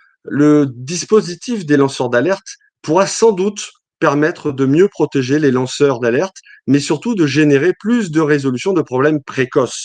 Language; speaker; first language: French; native; French